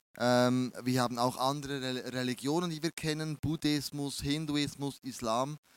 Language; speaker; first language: German; native; German